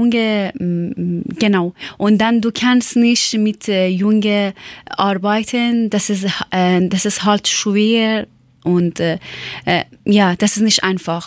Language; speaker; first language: German; non-native, learner; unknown